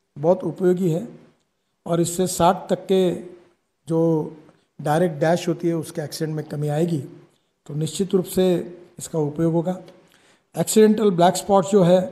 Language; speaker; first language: Hindi; non-native, local second language; Marathi